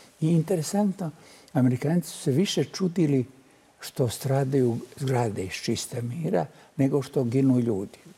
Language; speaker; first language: Bosnian; native; Bosnian